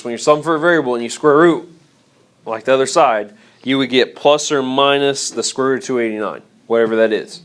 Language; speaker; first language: English; native; English